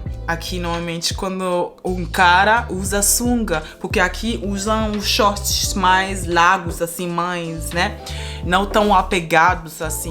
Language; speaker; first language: Portuguese; non-native, fluent; Spanish